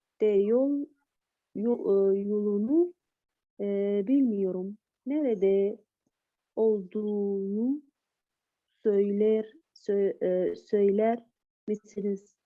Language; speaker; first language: Turkish; non-native, learner; Arabic